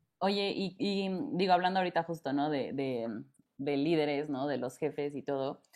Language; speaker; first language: Spanish; native; Spanish